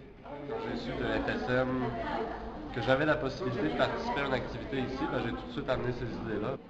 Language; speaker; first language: French; native; French